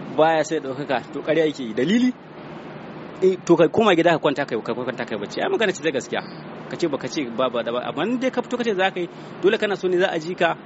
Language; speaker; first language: Hausa; native; Hausa